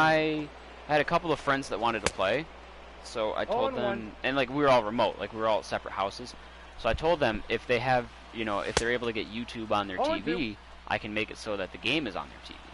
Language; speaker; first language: English; native; English